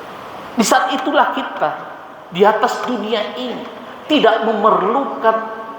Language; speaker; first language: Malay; non-native, local second language; Minangkabau